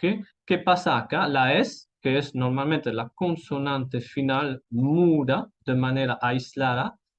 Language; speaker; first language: Spanish; non-native, fluent; French